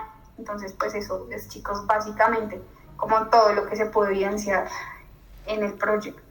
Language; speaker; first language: Spanish; native; Spanish